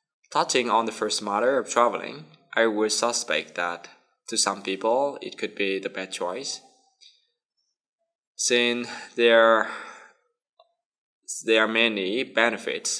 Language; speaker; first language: English; non-native, fluent; Vietnamese